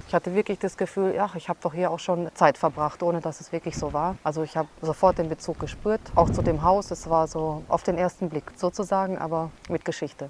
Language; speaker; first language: German; early bilingual, other home language; Hungarian